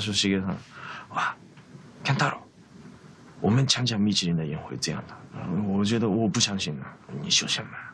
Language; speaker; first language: Chinese; non-native, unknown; Japanese